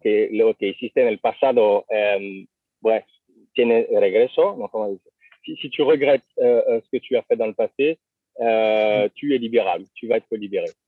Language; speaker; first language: Spanish; non-native, fluent; French